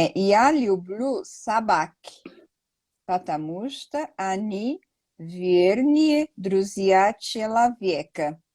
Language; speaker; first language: Russian; non-native, learner; Portuguese